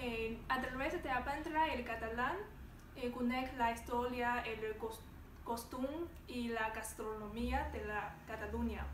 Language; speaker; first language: Catalan; non-native, learner; Chinese